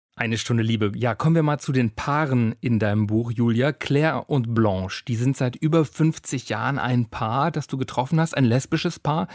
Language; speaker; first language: German; native; German